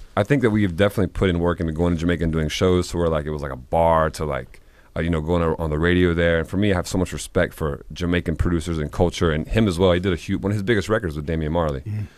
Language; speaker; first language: English; native; English